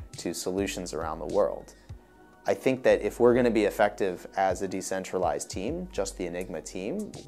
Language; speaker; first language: English; native; English